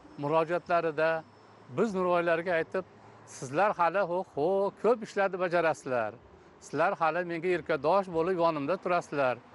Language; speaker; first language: Uzbek; native; Uzbek